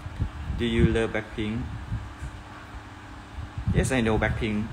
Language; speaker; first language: English; non-native, learner; Thai